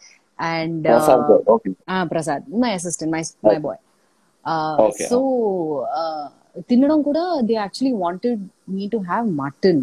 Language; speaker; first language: Telugu; non-native, fluent; Malayalam